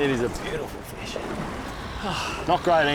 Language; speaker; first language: English; native; English